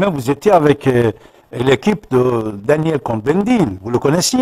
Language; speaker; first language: French; non-native, fluent; Persian